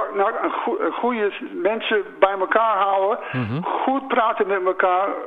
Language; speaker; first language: Dutch; non-native, fluent; English